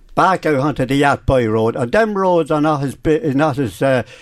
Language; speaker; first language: English; native; English